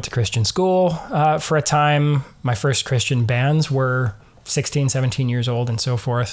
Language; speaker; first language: English; native; English